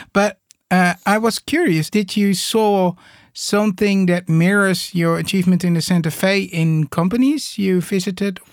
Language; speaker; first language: English; non-native, fluent; Dutch